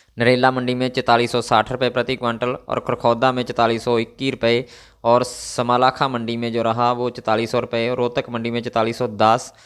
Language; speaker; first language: Hindi; non-native, local second language; Punjabi